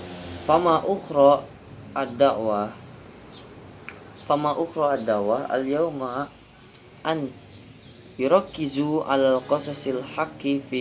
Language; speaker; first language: Arabic; non-native, learner; Indonesian